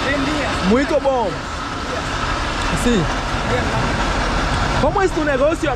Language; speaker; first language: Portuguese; non-native, learner; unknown